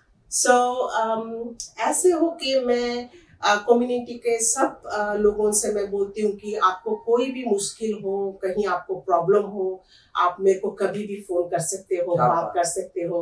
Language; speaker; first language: Hindi; non-native, local second language; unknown